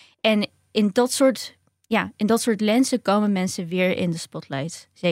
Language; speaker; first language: Dutch; early bilingual, other home language; Ukrainian